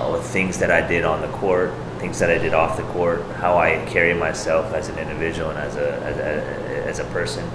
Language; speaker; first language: English; native; English